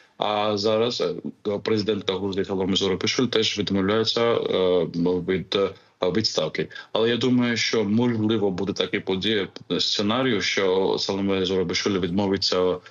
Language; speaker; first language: Ukrainian; non-native, fluent; Georgian